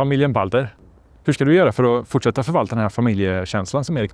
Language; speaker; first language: Swedish; native; Swedish